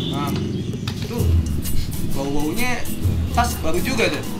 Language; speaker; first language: Indonesian; native; Indonesian